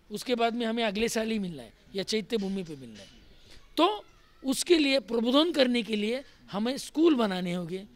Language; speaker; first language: Hindi; non-native, local second language; Marathi